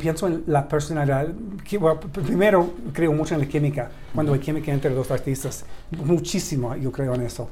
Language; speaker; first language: Spanish; non-native, learner; English